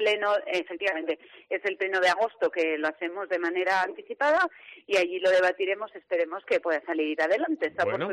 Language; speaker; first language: Spanish; native; Spanish